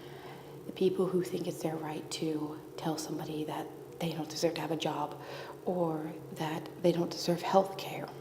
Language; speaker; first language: English; native; English